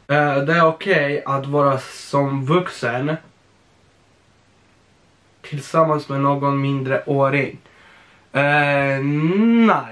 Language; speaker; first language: Swedish; non-native, fluent; Polish